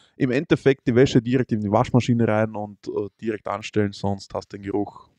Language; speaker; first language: German; native; German